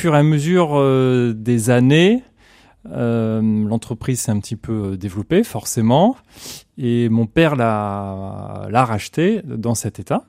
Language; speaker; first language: French; native; French